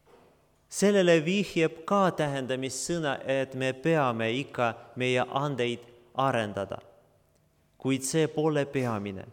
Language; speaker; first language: Estonian; non-native, local second language; Russian